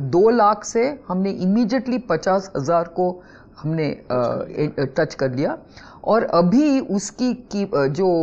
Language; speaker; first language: Hindi; non-native, local second language; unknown